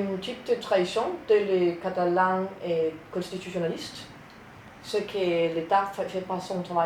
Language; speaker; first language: French; non-native, learner; Danish